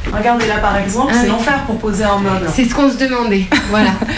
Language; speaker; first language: French; native; French